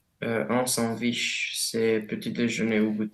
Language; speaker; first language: French; non-native, learner; Romanian